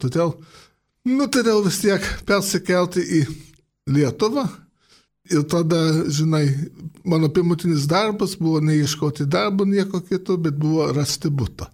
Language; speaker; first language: Lithuanian; early bilingual, heritage; Lithuanian